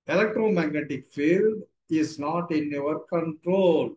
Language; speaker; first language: English; non-native, local second language; Tamil